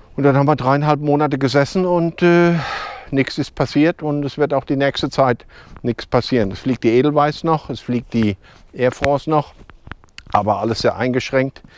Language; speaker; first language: German; native; German